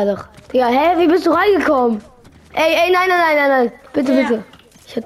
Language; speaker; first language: German; native; German